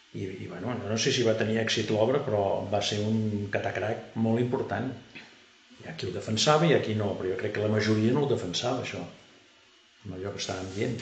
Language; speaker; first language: Catalan; native; Catalan